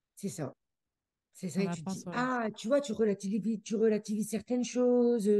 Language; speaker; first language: French; native; French